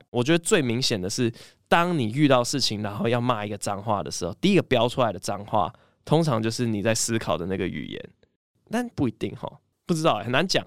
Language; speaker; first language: Chinese; early bilingual, other home language; English